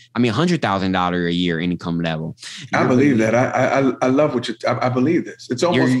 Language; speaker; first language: English; native; English